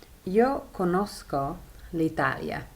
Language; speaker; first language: Italian; non-native, fluent; English